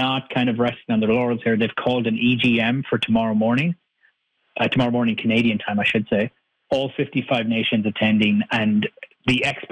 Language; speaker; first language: English; native; English